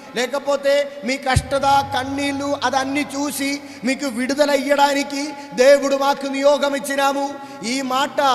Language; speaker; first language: Telugu; non-native, fluent; Malayalam